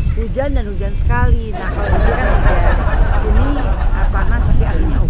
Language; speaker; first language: Indonesian; native; Indonesian